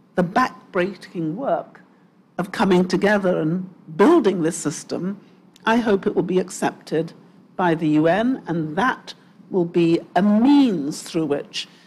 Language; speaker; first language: English; native; English